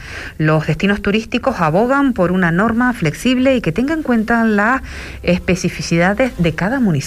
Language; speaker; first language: Spanish; native; Spanish